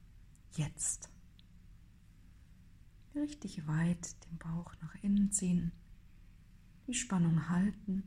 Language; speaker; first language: German; native; German